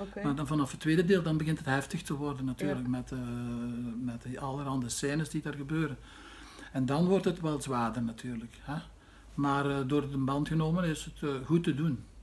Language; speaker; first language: Dutch; native; Dutch